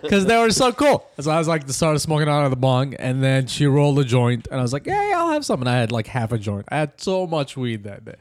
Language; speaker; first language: English; early bilingual, other home language; Arabic